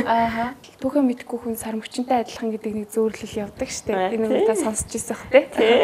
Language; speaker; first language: Mongolian; native; Mongolian